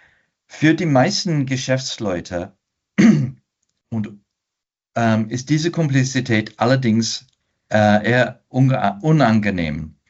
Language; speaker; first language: German; non-native, fluent; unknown